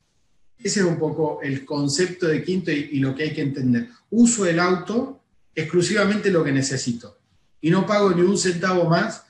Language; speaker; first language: Spanish; native; Spanish